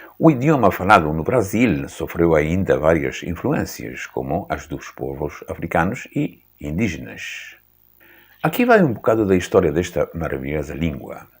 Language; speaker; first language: Portuguese; native; Portuguese